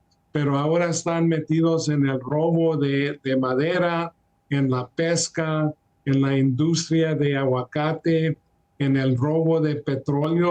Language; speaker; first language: Spanish; early bilingual, heritage; Spanish